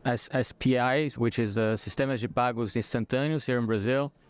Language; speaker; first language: English; non-native, fluent; French